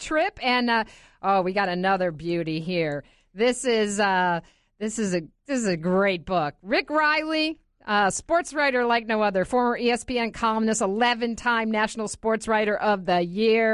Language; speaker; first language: English; native; English